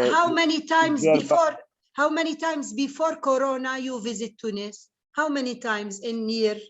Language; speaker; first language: English; non-native, learner; Arabic